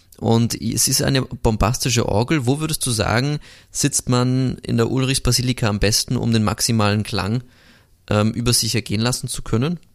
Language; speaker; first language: German; native; German